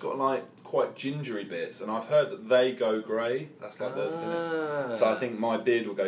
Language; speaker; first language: English; native; English